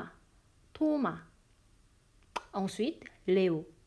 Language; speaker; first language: French; non-native, fluent; Korean